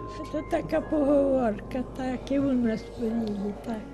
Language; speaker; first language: Polish; early bilingual, heritage; Polish